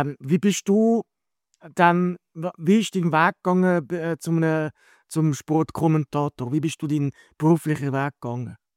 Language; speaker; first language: German; native; German